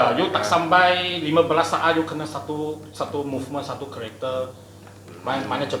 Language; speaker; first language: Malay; non-native, local second language; Chinese